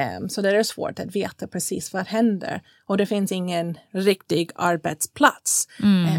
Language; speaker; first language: Swedish; non-native, fluent; English